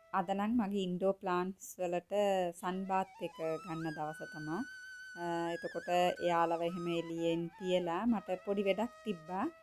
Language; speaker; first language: Sinhala; non-native, local second language; Tamil